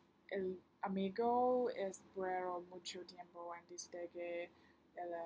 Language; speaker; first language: Spanish; non-native, learner; Chinese